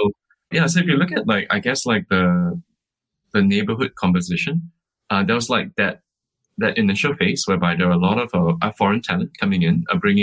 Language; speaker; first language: English; native; English